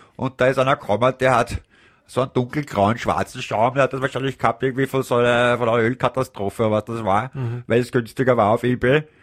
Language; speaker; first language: German; native; German